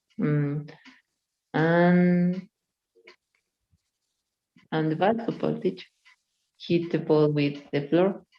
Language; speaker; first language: English; non-native, learner; Spanish